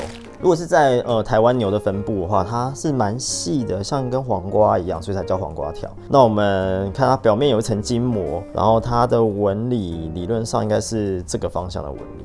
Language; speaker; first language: Chinese; native; Chinese